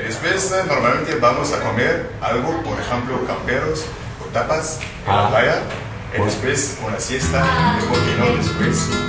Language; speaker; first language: Spanish; non-native, learner; Arabic